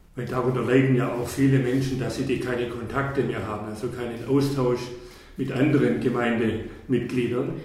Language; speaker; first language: German; native; German